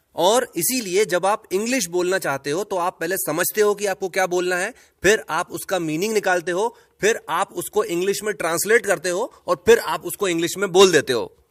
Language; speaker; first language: Hindi; native; Hindi